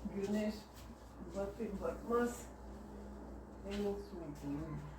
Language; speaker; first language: Turkish; non-native, learner; Russian